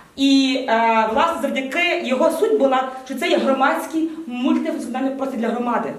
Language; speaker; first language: Ukrainian; native; Ukrainian